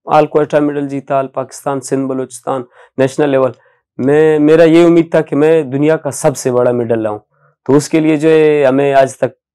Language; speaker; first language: Urdu; non-native, local second language; Baluchi